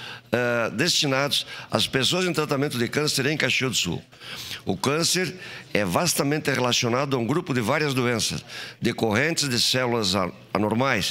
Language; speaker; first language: Portuguese; native; Portuguese